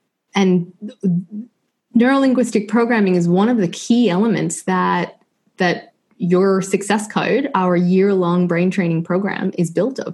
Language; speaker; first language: English; native; English